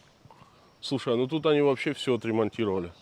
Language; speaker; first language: Russian; native; Russian